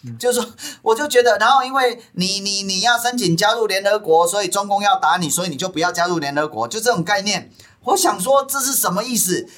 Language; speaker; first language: Chinese; native; Chinese